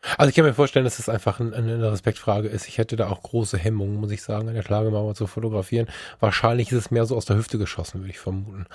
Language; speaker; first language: German; early bilingual, other home language; Turkish